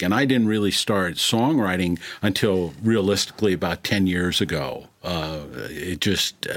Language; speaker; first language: English; native; English